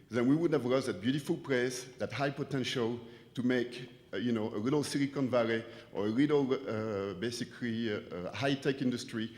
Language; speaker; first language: English; non-native, fluent; French